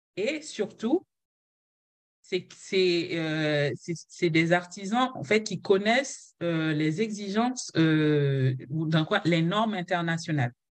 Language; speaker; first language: French; non-native, local second language; Haitian Creole